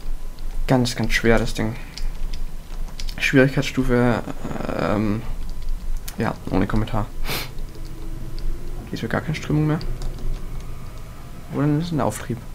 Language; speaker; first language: German; native; German